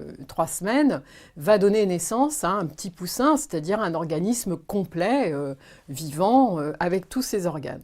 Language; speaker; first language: French; native; French